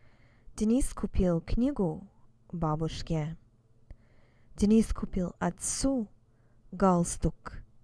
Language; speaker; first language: Russian; non-native, fluent; English